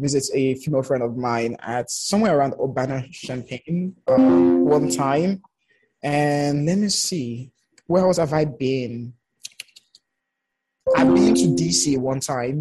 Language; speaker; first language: English; non-native, local second language; Yoruba